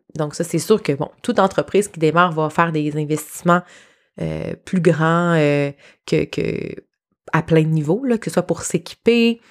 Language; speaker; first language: French; native; French